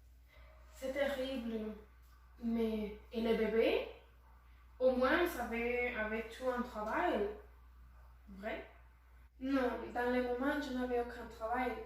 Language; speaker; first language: French; non-native, learner; Spanish